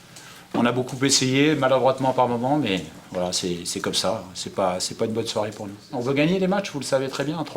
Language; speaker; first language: French; native; French